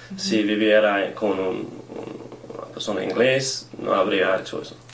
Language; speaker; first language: Spanish; non-native, learner; English